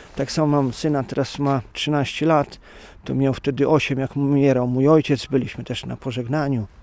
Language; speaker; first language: Polish; native; Polish